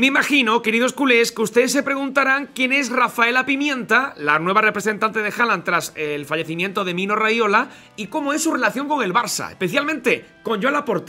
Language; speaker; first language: Spanish; native; Spanish